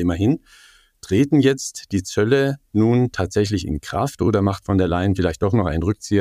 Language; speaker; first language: German; native; German